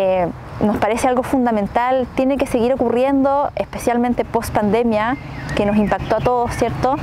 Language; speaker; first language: Spanish; native; Spanish